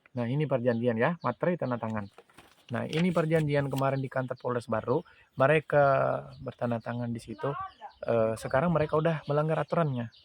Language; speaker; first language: Indonesian; non-native, fluent; Urdu